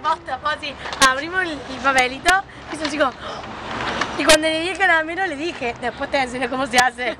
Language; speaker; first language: Spanish; native; Spanish